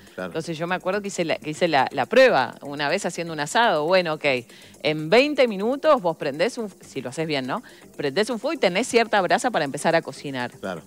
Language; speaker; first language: Spanish; native; Spanish